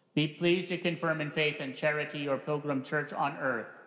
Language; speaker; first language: English; native; English